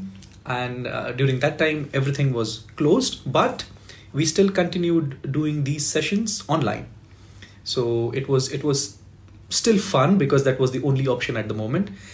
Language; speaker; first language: English; non-native, local second language; Marathi